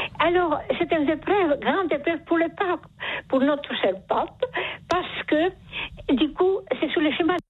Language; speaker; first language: French; non-native, fluent; Polish